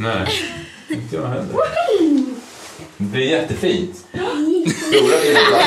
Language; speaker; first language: Swedish; native; Swedish